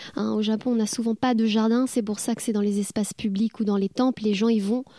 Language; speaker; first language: French; native; French